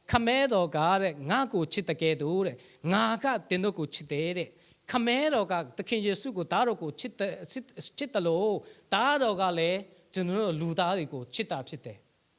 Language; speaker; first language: Burmese; non-native, local second language; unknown